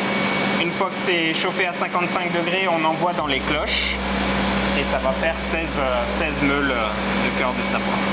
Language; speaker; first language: French; native; French